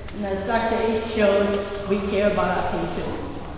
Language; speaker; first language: English; native; English